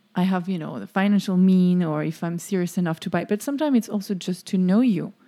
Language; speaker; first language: English; non-native, fluent; French